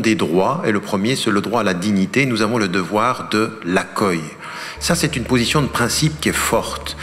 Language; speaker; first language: French; early bilingual, other home language; Arabic